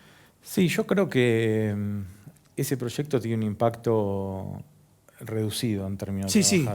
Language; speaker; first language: Spanish; native; Spanish